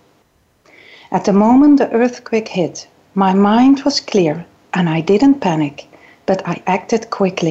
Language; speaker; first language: English; non-native, fluent; Dutch